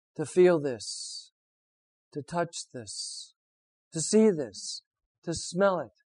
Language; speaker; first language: English; native; English